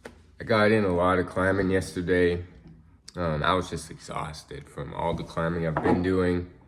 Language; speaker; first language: English; native; English